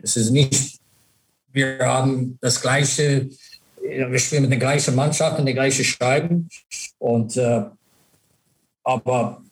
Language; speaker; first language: German; non-native, learner; English